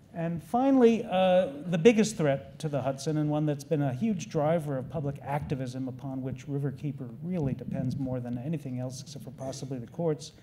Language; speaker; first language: English; native; English